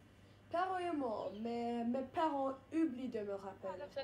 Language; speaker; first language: French; non-native, learner; English